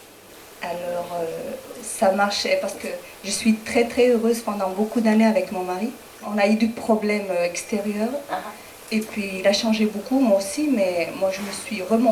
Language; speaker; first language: French; non-native, fluent; Spanish